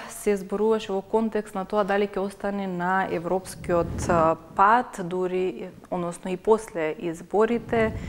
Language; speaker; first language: Macedonian; native; Macedonian